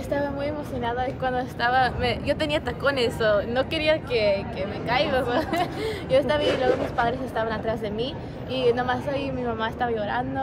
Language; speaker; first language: Spanish; early bilingual, heritage; Spanish